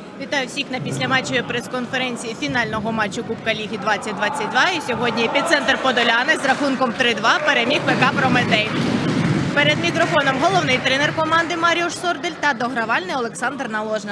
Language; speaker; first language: Ukrainian; native; Ukrainian